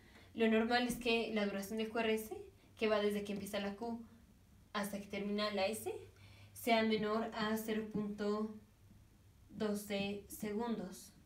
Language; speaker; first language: Spanish; native; Spanish